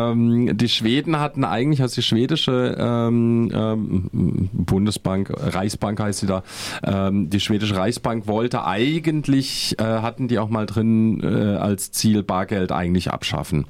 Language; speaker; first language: German; native; German